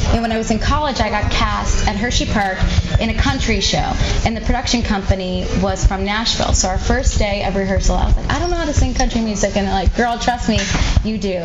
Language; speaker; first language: English; native; English